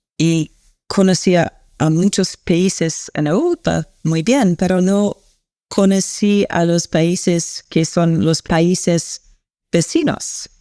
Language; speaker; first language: Spanish; non-native, learner; English